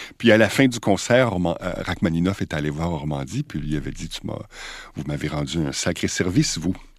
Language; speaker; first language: French; native; French